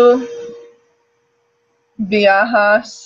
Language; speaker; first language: Spanish; non-native, learner; English